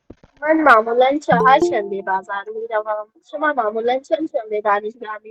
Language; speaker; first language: Persian; non-native, learner; Urdu